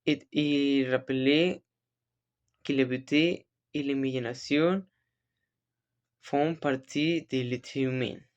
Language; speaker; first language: French; non-native, learner; Spanish